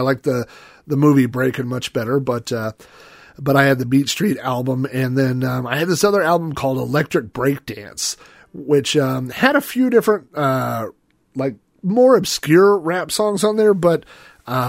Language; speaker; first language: English; native; English